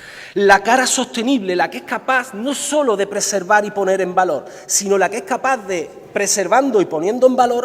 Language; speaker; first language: Spanish; native; Spanish